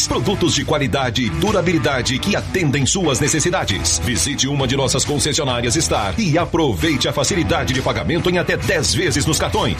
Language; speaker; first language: Portuguese; native; Portuguese